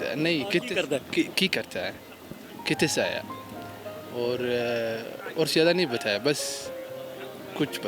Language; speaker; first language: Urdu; non-native, learner; Somali